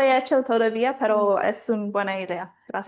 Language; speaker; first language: Spanish; non-native, fluent; English